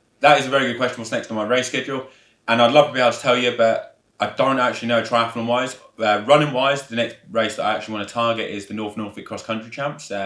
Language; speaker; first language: English; native; English